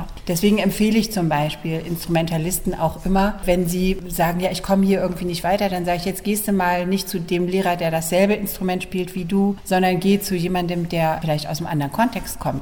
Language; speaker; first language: German; native; German